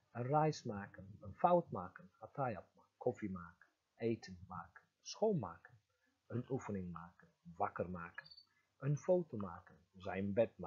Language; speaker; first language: Dutch; non-native, fluent; Turkish